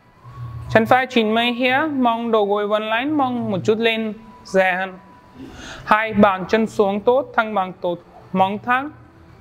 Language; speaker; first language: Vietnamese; non-native, learner; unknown